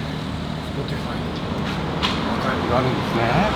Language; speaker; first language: Japanese; native; Japanese